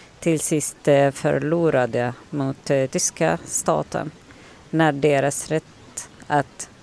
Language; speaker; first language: Swedish; non-native, learner; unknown